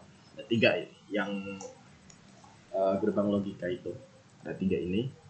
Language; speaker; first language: Indonesian; native; Indonesian